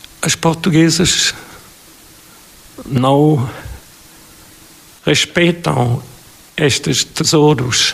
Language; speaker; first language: Portuguese; non-native, fluent; German